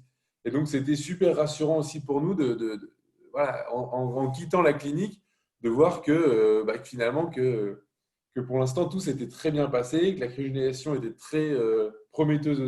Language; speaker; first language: French; native; French